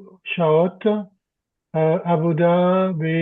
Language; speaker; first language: Hebrew; non-native, learner; French